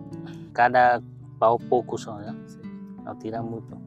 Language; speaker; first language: Spanish; non-native, learner; Vietnamese